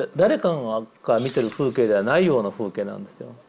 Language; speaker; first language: Japanese; native; Japanese